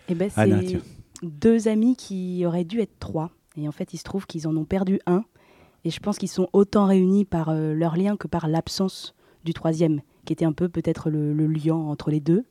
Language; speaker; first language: French; native; French